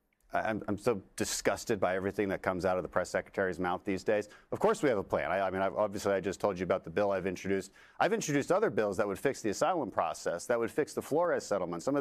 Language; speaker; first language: English; native; English